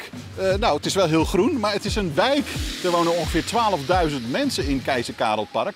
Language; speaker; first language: Dutch; native; Dutch